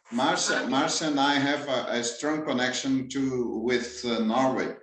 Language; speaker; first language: English; non-native, fluent; Portuguese